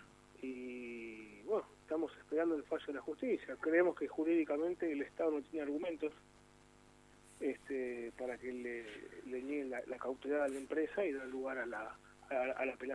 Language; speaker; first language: Spanish; native; Spanish